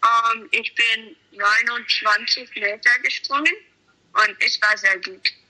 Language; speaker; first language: German; non-native, learner; English